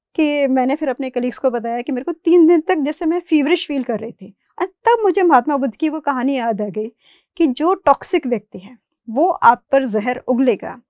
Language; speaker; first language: Hindi; native; Hindi